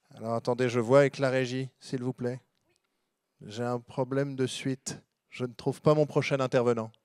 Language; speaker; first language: French; native; French